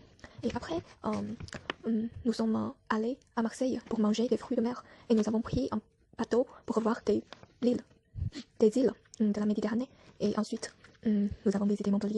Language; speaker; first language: French; non-native, learner; Chinese